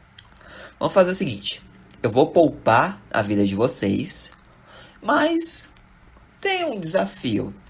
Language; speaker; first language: Portuguese; native; Portuguese